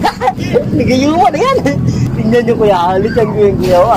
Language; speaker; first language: Filipino; non-native, local second language; Cebuano